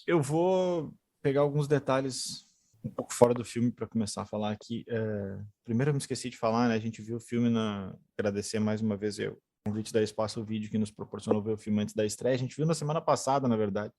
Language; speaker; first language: Portuguese; native; Portuguese